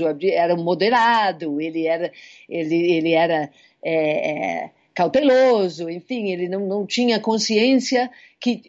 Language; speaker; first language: Portuguese; non-native, fluent; English